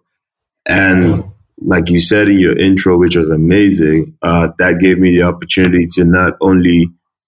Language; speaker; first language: English; non-native, local second language; Igbo